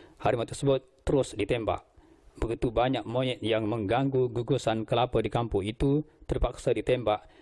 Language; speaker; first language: Malay; native; Malay